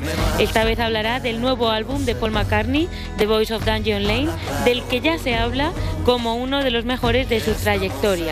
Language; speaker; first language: Spanish; native; Spanish